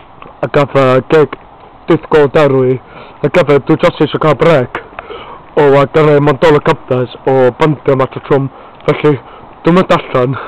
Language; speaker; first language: Welsh; non-native, learner; English